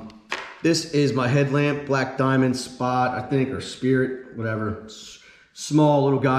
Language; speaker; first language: English; native; English